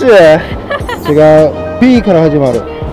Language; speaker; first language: Japanese; non-native, fluent; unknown